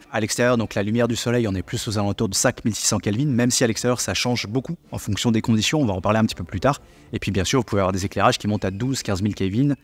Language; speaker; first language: French; native; French